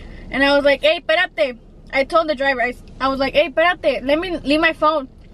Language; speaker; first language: English; early bilingual, other home language; Spanish